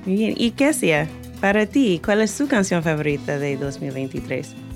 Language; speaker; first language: Spanish; non-native, fluent; English